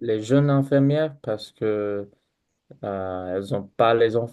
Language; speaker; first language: French; non-native, learner; English